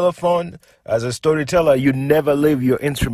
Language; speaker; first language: English; non-native, local second language; Luo (Kenya and Tanzania)